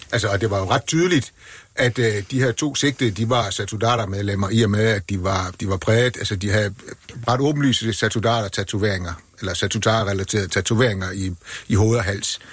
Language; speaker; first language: Danish; native; Danish